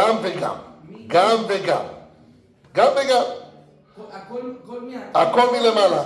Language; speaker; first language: Hebrew; non-native, fluent; English